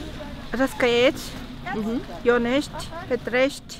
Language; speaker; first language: German; non-native, fluent; Romanian